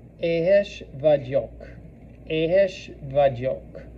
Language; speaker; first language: Hungarian; non-native, learner; English